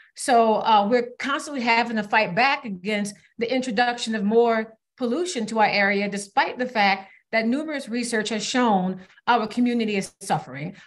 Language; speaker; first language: English; native; English